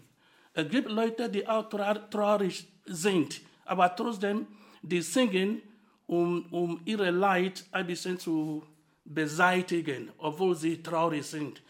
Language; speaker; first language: German; non-native, fluent; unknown